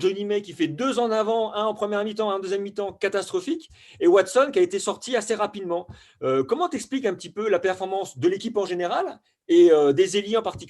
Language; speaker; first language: French; native; French